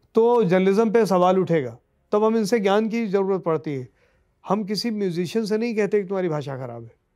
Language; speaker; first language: Hindi; native; Hindi